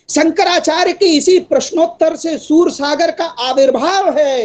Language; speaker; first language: Hindi; native; Hindi